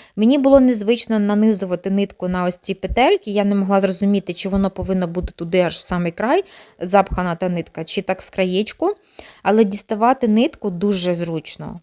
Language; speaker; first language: Ukrainian; non-native, local second language; Russian